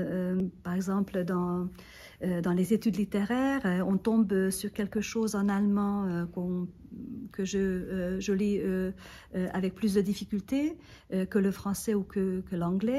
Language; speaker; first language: French; non-native, fluent; Hungarian